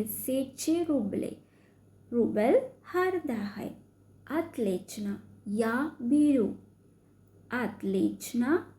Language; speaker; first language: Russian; non-native, fluent; Sinhala